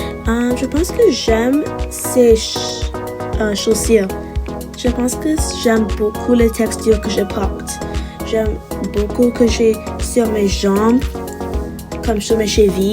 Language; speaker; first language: French; non-native, learner; English